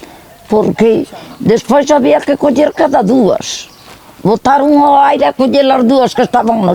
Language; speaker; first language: Galician; native; Galician